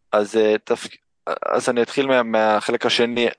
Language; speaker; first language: Hebrew; early bilingual, other home language; English